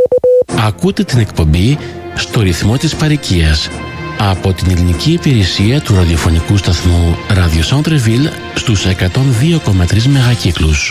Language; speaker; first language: Greek; early bilingual, heritage; Greek